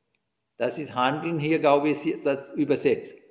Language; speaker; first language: German; non-native, fluent; Sinhala